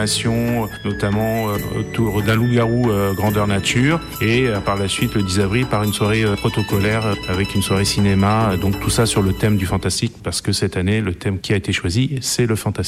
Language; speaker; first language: French; native; French